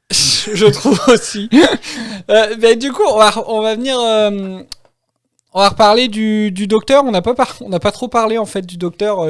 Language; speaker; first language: French; native; French